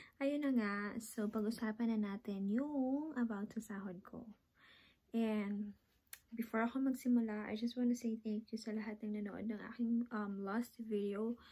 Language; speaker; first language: Filipino; non-native, local second language; Waray